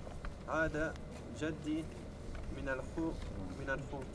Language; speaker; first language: Arabic; non-native, learner; French